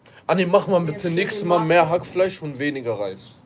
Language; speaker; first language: German; early bilingual, other home language; Kurdish